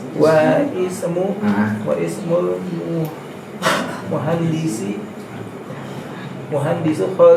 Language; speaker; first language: Arabic; non-native, learner; Indonesian